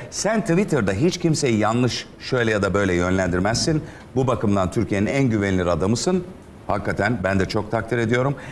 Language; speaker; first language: Turkish; native; Turkish